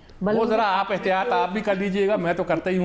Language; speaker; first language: Urdu; native; Urdu